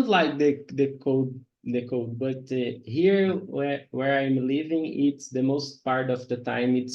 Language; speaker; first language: English; non-native, learner; Portuguese